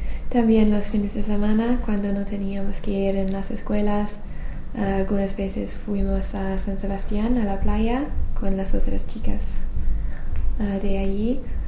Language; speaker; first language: Spanish; non-native, learner; English